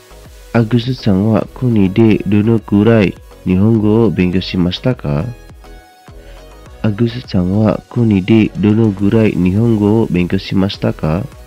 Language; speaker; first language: Japanese; non-native, fluent; Indonesian